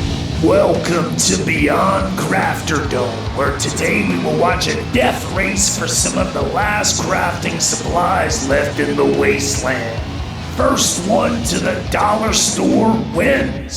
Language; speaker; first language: English; native; English